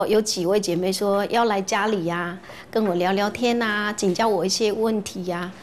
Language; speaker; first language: Chinese; non-native, fluent; Vietnamese